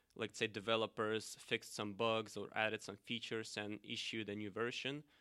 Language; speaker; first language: English; non-native, fluent; Russian